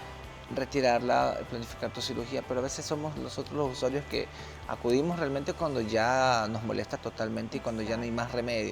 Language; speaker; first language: Spanish; native; Spanish